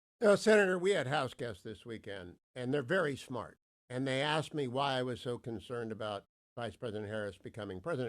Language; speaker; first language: English; native; English